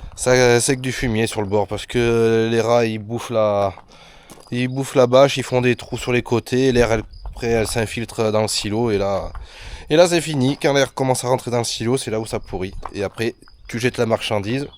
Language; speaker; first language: French; native; French